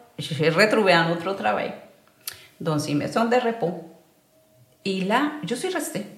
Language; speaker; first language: French; non-native, learner; Spanish